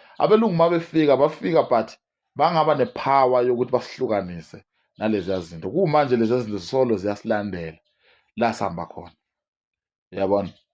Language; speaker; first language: Zulu; non-native, local second language; Swati